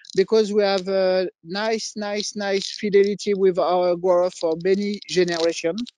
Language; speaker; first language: English; non-native, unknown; French